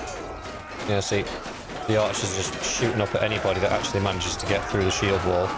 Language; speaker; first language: English; native; English